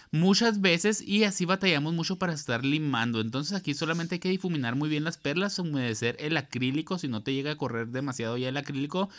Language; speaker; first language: Spanish; native; Spanish